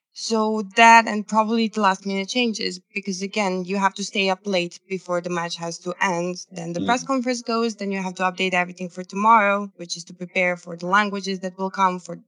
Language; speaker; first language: English; non-native, fluent; Serbian